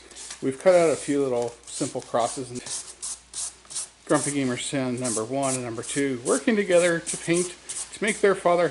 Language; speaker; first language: English; native; English